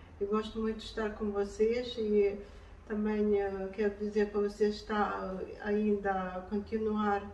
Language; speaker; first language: Portuguese; non-native, learner; Ukrainian